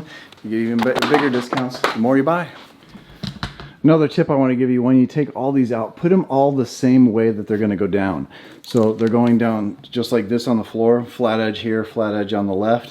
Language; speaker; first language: English; native; English